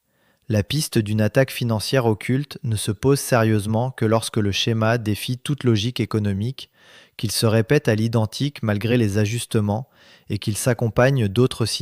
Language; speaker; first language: French; native; French